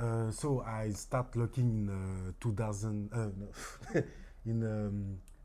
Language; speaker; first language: English; non-native, learner; French